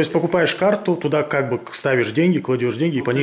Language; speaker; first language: Russian; native; Russian